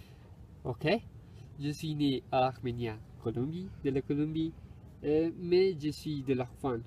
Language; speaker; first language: French; non-native, learner; Spanish